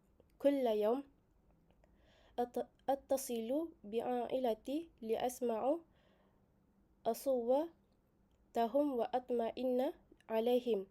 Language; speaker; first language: Arabic; non-native, learner; Malay